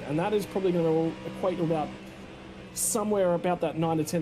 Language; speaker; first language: English; native; English